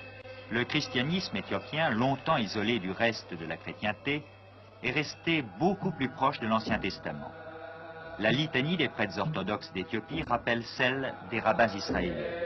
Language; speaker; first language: French; native; French